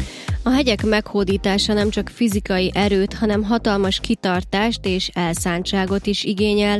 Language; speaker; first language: Hungarian; native; Hungarian